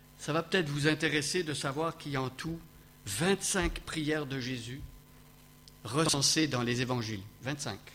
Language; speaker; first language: French; native; French